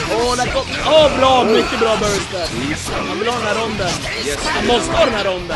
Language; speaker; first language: Swedish; native; Swedish